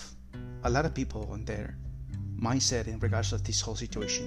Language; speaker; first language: English; non-native, fluent; Spanish